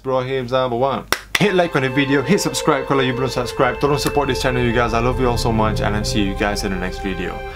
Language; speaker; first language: English; non-native, local second language; Malay